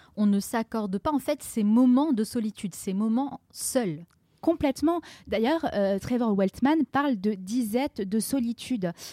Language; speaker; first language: French; native; French